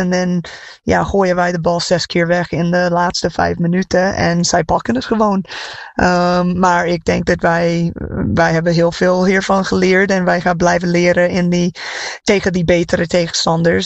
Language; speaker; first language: Dutch; non-native, fluent; English